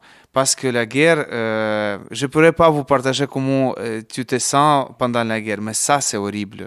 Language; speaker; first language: French; non-native, learner; Ukrainian